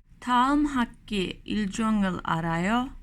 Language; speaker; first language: Korean; non-native, learner; Turkish